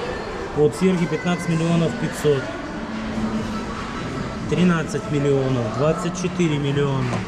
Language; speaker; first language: Russian; native; Russian